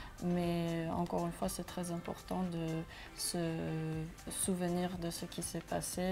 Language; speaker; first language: French; non-native, fluent; Armenian